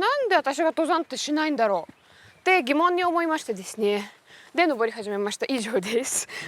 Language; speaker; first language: Japanese; non-native, fluent; Russian